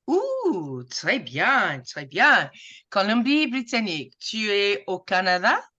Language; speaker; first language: French; non-native, fluent; English